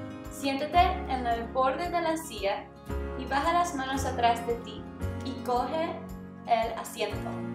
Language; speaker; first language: Spanish; non-native, learner; English